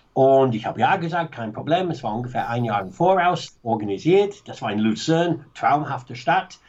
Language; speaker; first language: German; non-native, fluent; English